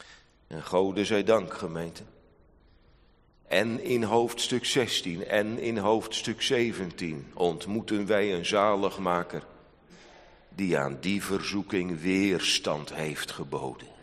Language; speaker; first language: Dutch; native; Dutch